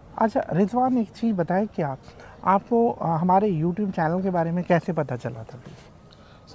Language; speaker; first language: Hindi; native; Hindi